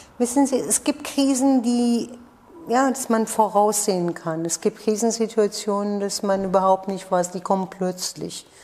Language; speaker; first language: German; non-native, fluent; Persian